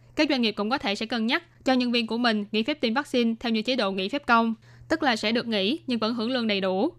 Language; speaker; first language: Vietnamese; native; Vietnamese